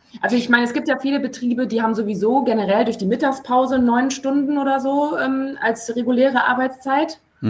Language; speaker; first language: German; native; German